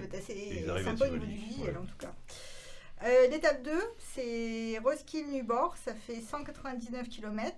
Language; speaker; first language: French; native; French